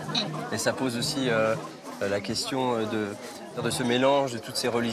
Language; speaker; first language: French; native; French